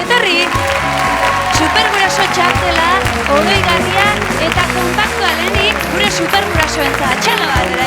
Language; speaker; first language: Basque; native; Basque